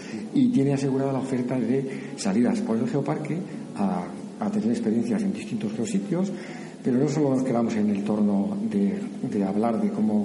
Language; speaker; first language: Spanish; native; Spanish